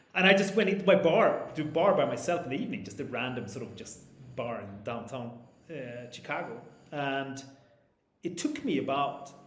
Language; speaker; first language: English; non-native, fluent; Swedish